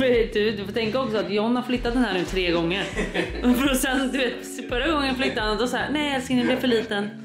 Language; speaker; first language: Swedish; native; Swedish